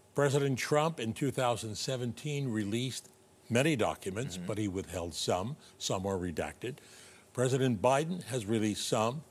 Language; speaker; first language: English; native; English